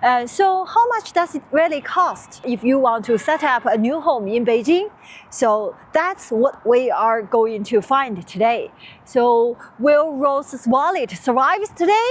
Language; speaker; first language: English; non-native, learner; Chinese